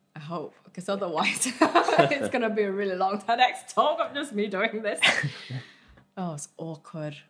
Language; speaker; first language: English; early bilingual, other home language; Vietnamese